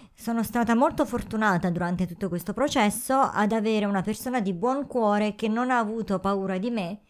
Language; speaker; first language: Italian; native; Italian